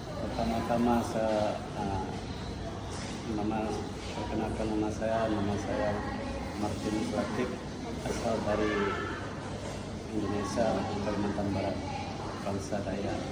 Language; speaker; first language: Indonesian; non-native, local second language; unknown